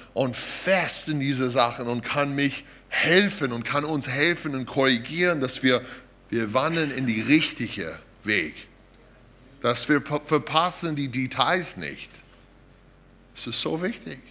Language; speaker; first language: German; non-native, fluent; English